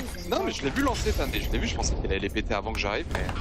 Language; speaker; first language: French; native; French